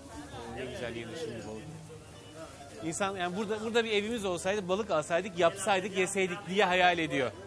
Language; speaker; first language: Turkish; native; Turkish